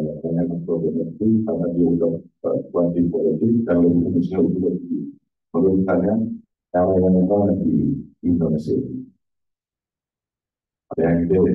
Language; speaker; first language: Indonesian; non-native, fluent; Turkish